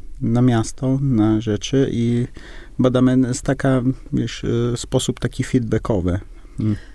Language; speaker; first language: Polish; non-native, learner; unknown